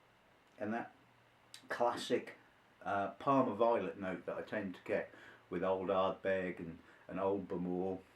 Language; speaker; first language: English; native; English